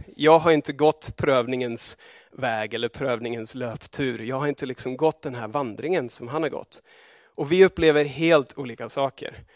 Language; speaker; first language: Swedish; non-native, fluent; English